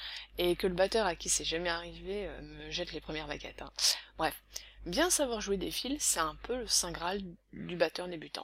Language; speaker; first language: French; native; French